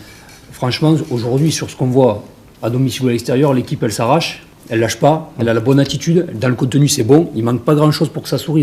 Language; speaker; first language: French; native; French